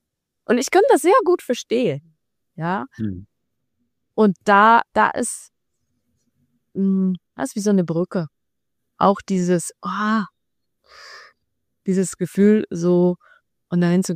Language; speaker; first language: German; non-native, fluent; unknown